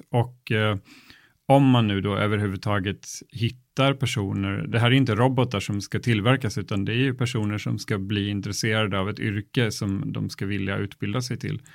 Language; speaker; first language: Swedish; native; Swedish